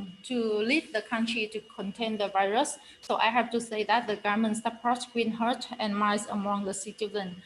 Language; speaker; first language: English; non-native, fluent; Vietnamese